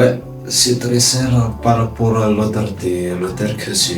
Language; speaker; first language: French; non-native, learner; Malagasy